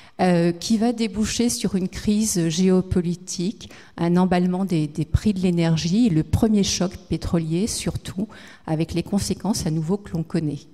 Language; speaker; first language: French; native; French